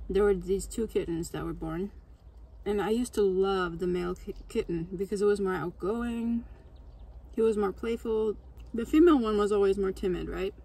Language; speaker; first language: English; non-native, fluent; Turkish